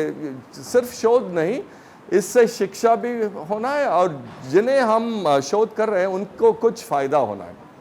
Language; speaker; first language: Hindi; non-native, local second language; Tamil